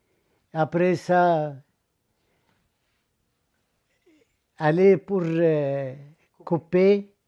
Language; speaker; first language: French; non-native, learner; Arabic